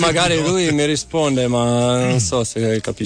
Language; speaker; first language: Italian; non-native, fluent; Czech